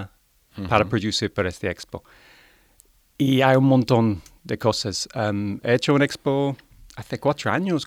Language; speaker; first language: Spanish; non-native, learner; English